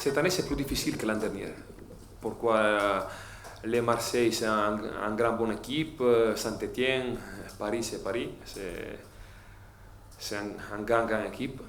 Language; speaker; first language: French; non-native, learner; Italian